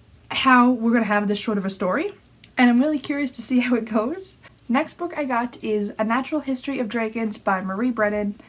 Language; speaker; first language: English; native; English